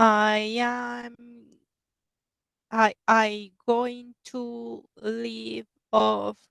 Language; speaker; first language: English; non-native, learner; Spanish